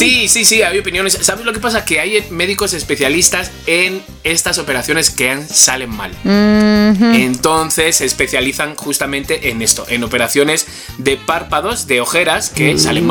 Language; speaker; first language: Spanish; native; Spanish